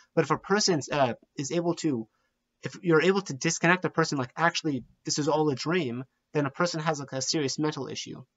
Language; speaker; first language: English; native; English